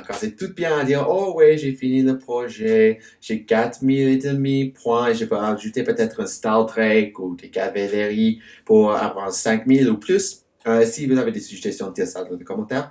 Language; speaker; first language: French; non-native, fluent; English